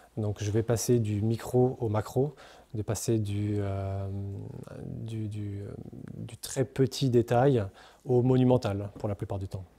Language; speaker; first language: French; native; French